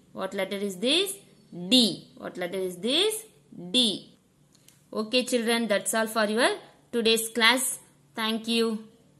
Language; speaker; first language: English; non-native, local second language; Tamil